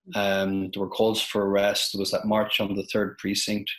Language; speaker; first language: English; native; English